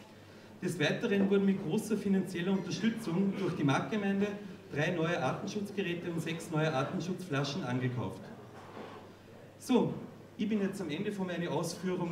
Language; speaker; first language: German; native; German